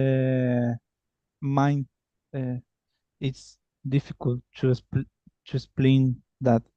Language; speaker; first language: English; non-native, learner; Spanish